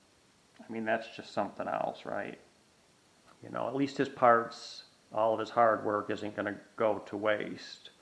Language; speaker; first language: English; native; English